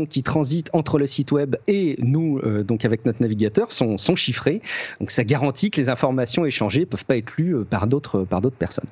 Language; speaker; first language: French; native; French